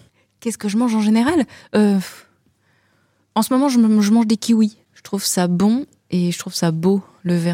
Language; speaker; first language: French; native; French